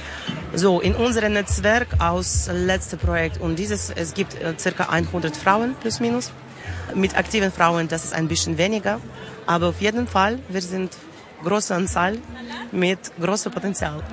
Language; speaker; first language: German; non-native, learner; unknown